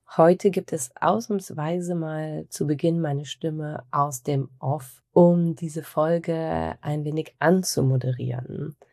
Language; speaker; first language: German; native; German